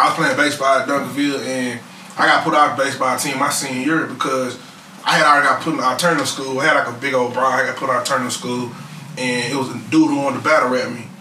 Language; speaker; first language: English; native; English